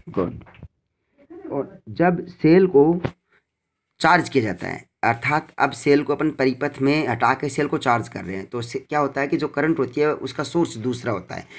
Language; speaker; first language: Hindi; native; Hindi